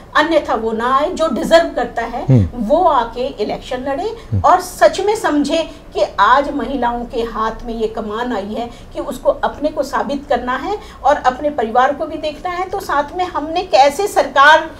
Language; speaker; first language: Hindi; native; Hindi